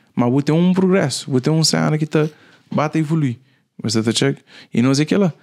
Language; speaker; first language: Portuguese; non-native, local second language; Kabuverdianu